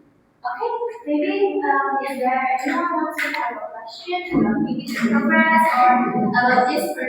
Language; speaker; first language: English; non-native, fluent; Indonesian